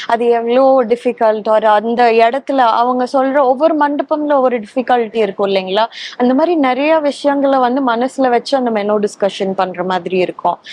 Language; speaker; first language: Tamil; native; Tamil